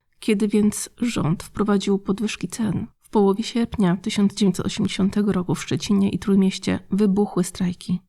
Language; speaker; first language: Polish; native; Polish